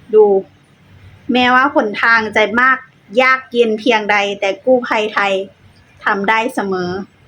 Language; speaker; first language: Thai; native; Thai